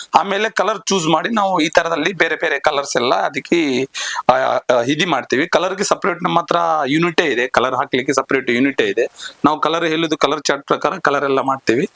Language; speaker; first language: Kannada; non-native, local second language; Telugu